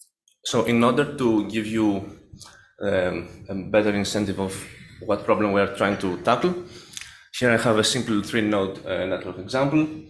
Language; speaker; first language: English; non-native, fluent; Greek